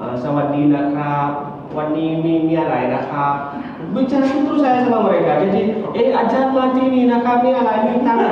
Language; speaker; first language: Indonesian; non-native, local second language; Achinese